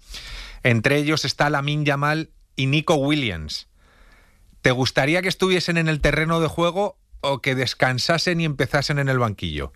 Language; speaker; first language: Spanish; native; Spanish